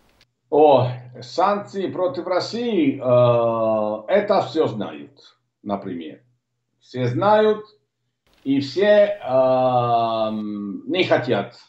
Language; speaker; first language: Russian; non-native, learner; Italian